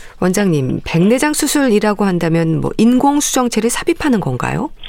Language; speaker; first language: Korean; native; Korean